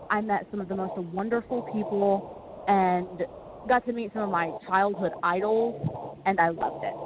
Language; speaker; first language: English; native; English